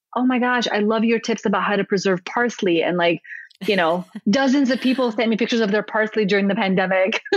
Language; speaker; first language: English; early bilingual, other home language; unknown